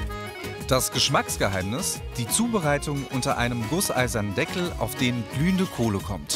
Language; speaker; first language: German; early bilingual, other home language; Croatian